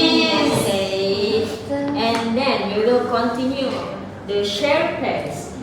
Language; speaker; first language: English; non-native, learner; Indonesian